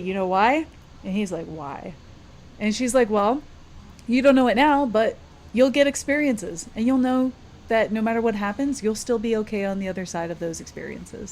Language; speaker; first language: English; native; English